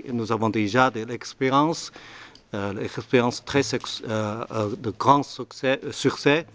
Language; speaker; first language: French; non-native, learner; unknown